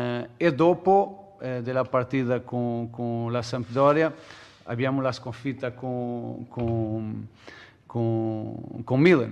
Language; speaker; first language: Italian; non-native, learner; Portuguese